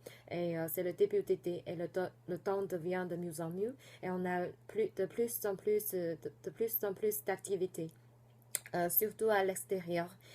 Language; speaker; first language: French; non-native, fluent; Chinese